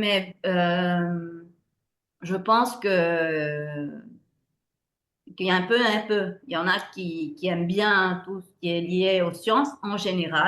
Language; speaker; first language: French; non-native, fluent; Spanish